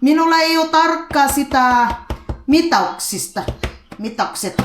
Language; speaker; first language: Finnish; non-native, learner; Filipino